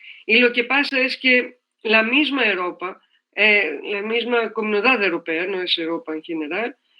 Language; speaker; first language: Spanish; non-native, fluent; Greek